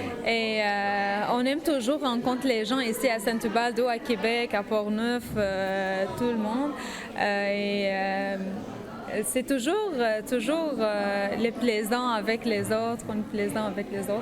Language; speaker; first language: French; non-native, learner; Arabic